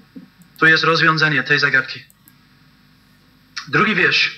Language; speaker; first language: Polish; non-native, fluent; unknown